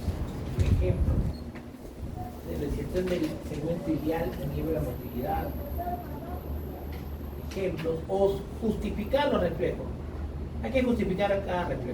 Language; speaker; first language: Spanish; native; Spanish